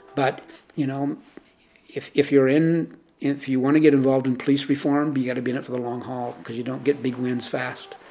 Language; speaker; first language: English; native; English